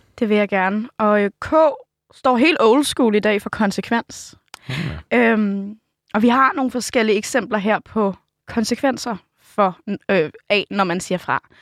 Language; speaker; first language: Danish; native; Danish